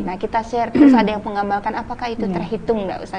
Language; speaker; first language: Indonesian; native; Indonesian